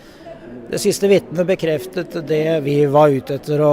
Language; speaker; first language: Norwegian; native; Norwegian